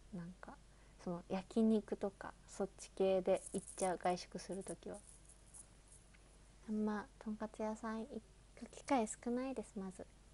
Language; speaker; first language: Japanese; native; Japanese